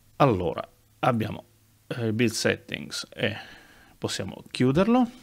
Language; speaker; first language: Italian; native; Italian